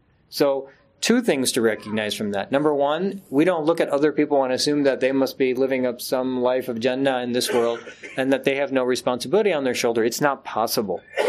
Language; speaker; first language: English; native; English